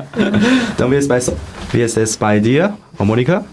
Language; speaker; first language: German; non-native, learner; Chinese